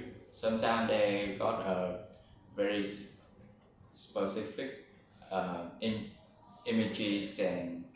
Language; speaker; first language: English; non-native, learner; Vietnamese